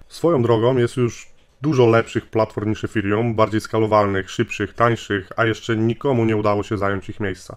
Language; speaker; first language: Polish; native; Polish